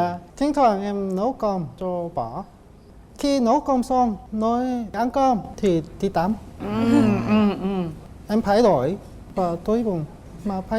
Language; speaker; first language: Vietnamese; non-native, learner; Korean